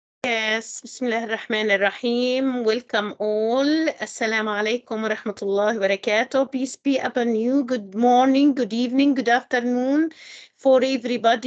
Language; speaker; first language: English; non-native, fluent; Arabic